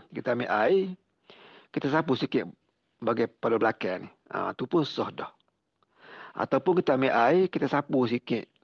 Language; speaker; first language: Malay; native; Malay